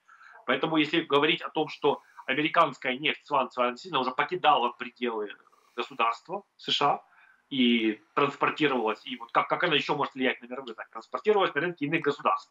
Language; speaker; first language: Russian; native; Russian